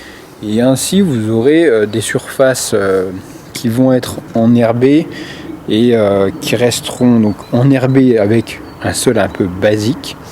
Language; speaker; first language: French; native; French